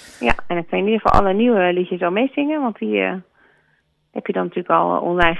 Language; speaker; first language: Dutch; native; Dutch